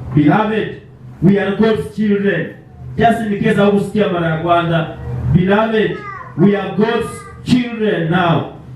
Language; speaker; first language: English; non-native, local second language; Swahili